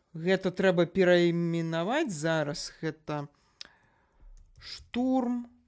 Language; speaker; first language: Belarusian; non-native, local second language; Russian